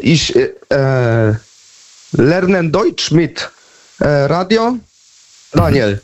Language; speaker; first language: German; non-native, learner; Polish